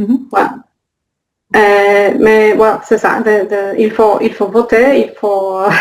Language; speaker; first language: French; non-native, learner; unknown